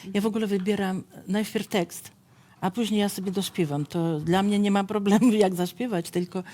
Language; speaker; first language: Polish; non-native, fluent; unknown